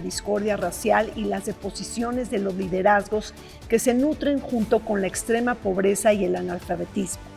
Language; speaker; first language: Spanish; native; Spanish